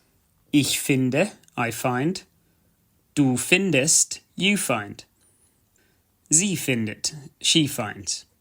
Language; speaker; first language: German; non-native, fluent; English